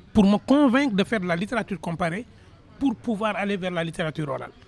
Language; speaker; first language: French; non-native, local second language; Wolof